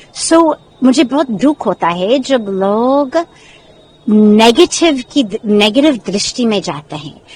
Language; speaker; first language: Hindi; non-native, fluent; English